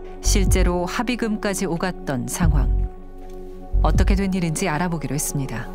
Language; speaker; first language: Korean; native; Korean